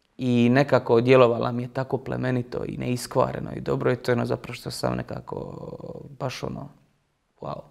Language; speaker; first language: Croatian; native; Croatian